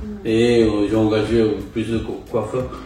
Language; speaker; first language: French; non-native, fluent; Japanese